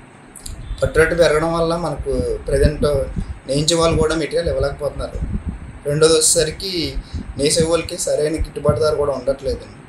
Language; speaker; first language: Telugu; native; Telugu